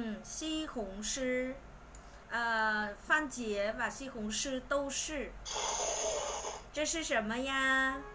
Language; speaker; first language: Chinese; non-native, fluent; Vietnamese